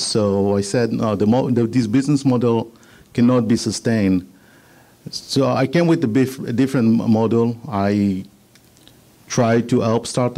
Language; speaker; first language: English; non-native, fluent; Hebrew